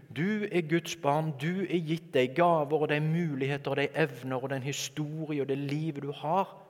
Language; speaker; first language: Norwegian; native; Norwegian